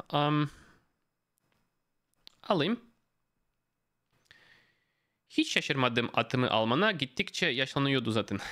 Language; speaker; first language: Turkish; non-native, fluent; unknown